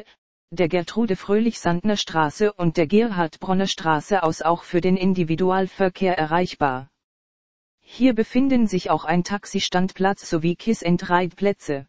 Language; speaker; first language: German; native; German